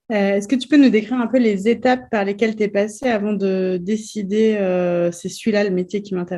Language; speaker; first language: French; native; French